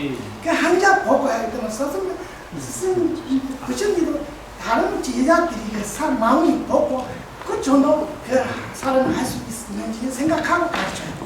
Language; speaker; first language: Korean; non-native, learner; Tibetan